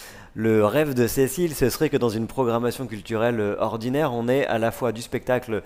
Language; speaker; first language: French; native; French